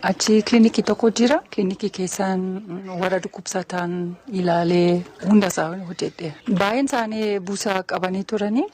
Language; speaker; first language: Oromo; non-native, fluent; German